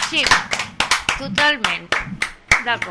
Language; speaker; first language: Catalan; non-native, local second language; Spanish